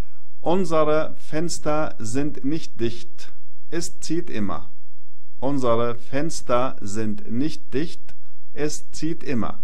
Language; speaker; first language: German; non-native, fluent; Arabic